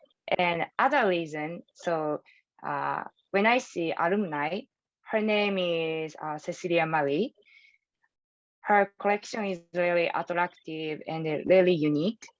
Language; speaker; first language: English; non-native, learner; Japanese